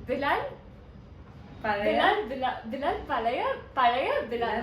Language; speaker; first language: Malayalam; non-native, learner; Tamil